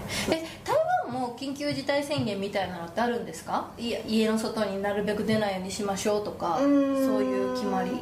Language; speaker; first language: Japanese; native; Japanese